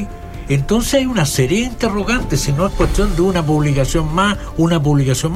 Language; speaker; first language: Spanish; native; Spanish